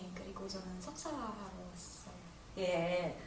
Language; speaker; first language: Korean; non-native, fluent; Indonesian